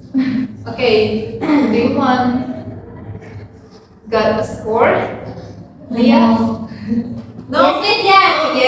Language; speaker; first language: English; non-native, fluent; Indonesian